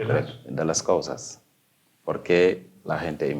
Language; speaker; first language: Spanish; non-native, fluent; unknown